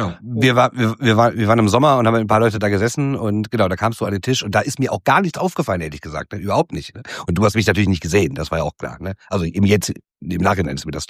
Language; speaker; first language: German; native; German